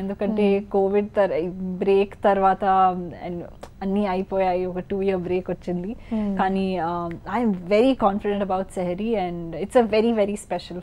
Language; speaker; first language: Telugu; non-native, learner; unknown